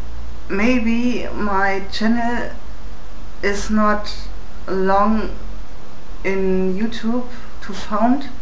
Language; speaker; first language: English; non-native, learner; German